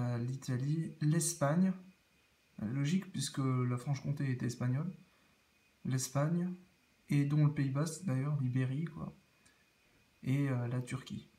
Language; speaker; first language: French; native; French